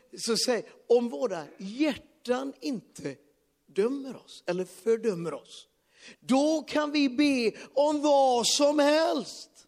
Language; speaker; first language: Swedish; native; Swedish